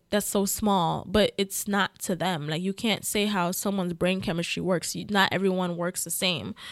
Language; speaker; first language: English; native; English